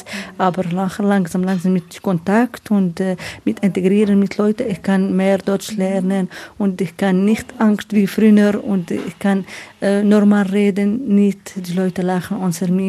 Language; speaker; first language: German; non-native, learner; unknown